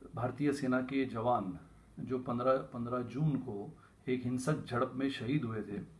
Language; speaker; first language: Hindi; non-native, local second language; Marathi